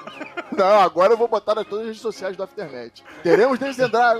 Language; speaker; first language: Portuguese; native; Portuguese